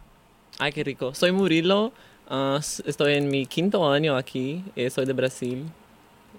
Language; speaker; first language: Spanish; non-native, learner; Portuguese